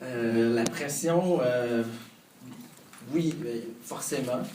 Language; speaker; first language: French; native; French